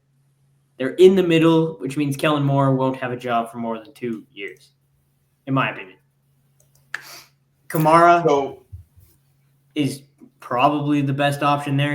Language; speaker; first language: English; native; English